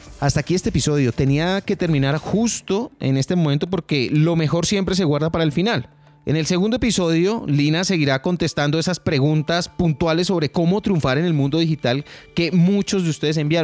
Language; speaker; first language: Spanish; native; Spanish